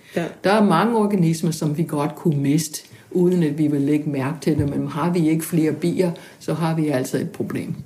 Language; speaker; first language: Danish; non-native, fluent; English